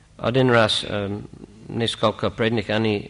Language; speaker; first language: Russian; non-native, fluent; English